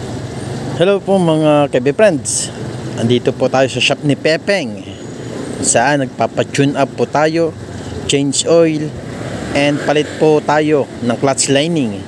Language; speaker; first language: Filipino; native; Filipino